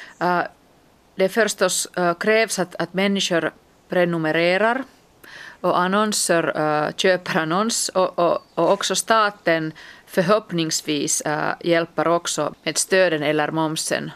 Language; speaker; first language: Swedish; non-native, local second language; Finnish